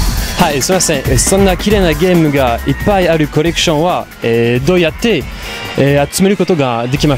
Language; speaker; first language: Japanese; non-native, learner; French